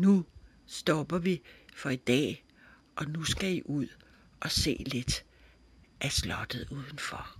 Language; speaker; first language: Danish; native; Danish